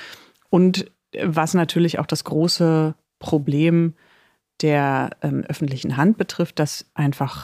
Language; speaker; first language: German; native; German